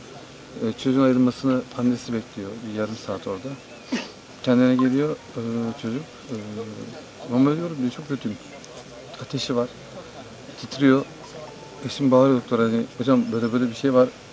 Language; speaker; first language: Turkish; native; Turkish